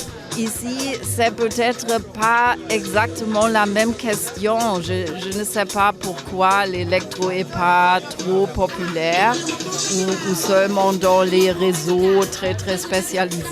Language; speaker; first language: French; non-native, fluent; German